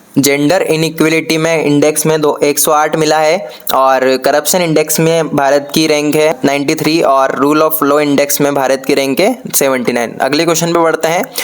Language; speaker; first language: Hindi; native; Hindi